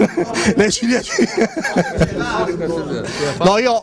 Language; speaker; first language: Italian; native; Italian